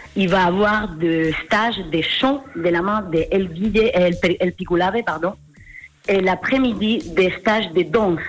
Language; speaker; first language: French; non-native, fluent; Spanish